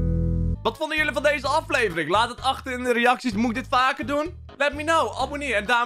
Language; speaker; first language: Dutch; native; Dutch